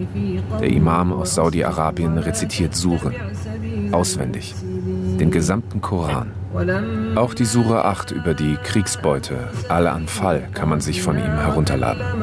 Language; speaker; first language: German; native; German